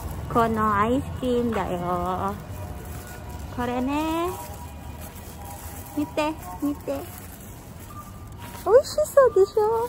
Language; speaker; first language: Japanese; non-native, learner; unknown